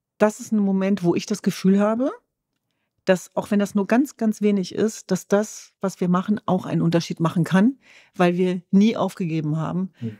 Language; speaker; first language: German; early bilingual, other home language; Kurdish